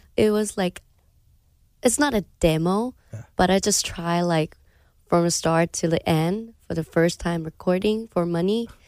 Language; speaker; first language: English; non-native, fluent; Thai